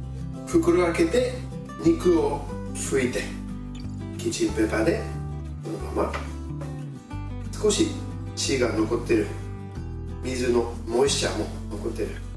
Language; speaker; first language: Japanese; non-native, fluent; French